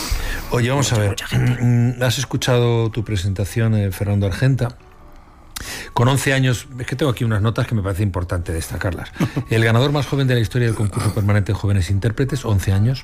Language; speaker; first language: Spanish; native; Spanish